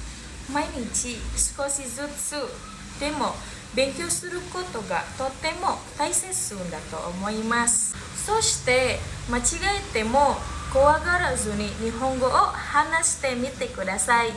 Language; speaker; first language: Japanese; non-native, learner; Indonesian